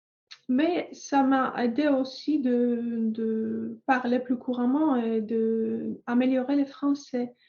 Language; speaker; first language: French; non-native, fluent; Greek